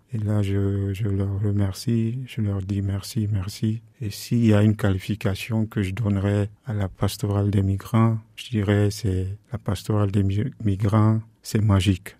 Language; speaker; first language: French; non-native, local second language; Fula